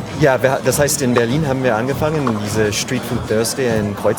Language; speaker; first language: German; non-native, learner; French